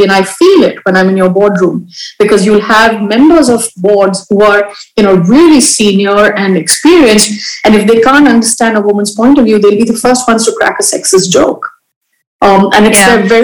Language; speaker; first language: English; non-native, local second language; Hindi